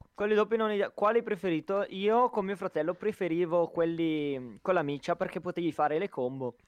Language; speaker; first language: Italian; native; Italian